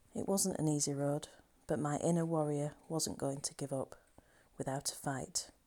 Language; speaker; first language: English; native; English